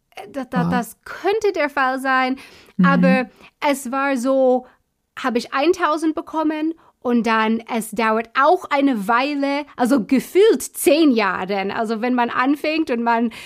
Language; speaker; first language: German; non-native, fluent; English